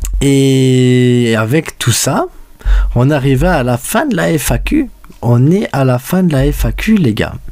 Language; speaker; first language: French; early bilingual, other home language; Spanish